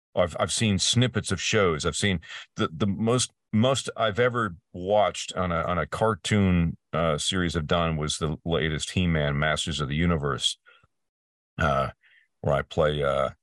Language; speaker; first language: English; native; English